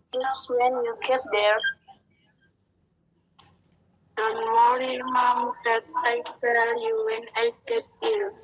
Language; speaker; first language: English; non-native, learner; Indonesian